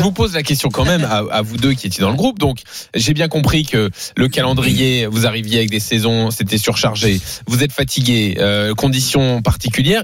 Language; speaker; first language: French; native; French